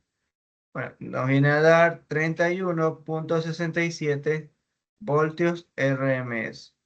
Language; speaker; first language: Spanish; native; Spanish